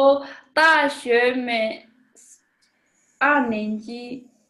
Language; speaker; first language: Chinese; non-native, learner; Tibetan